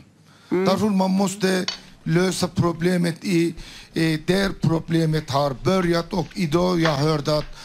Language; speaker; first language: Swedish; non-native, learner; Turkish